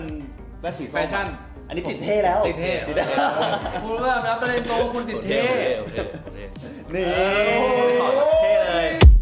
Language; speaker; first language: Thai; native; Thai